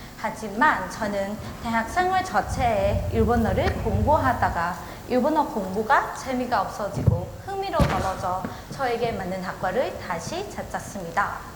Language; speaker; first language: Korean; non-native, learner; Thai